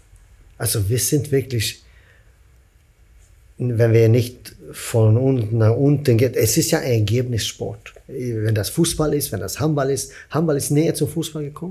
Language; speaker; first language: German; non-native, fluent; Swedish